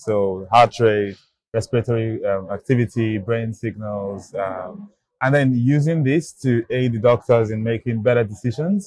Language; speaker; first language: English; non-native, local second language; Igbo